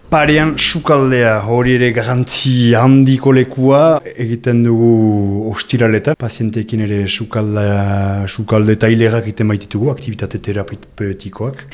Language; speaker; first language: Basque; native; Basque